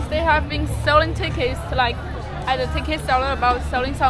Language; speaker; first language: English; non-native, learner; Chinese